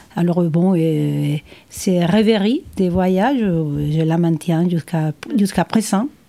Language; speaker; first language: French; non-native, fluent; Spanish